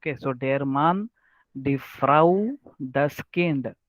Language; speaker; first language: German; non-native, learner; Marathi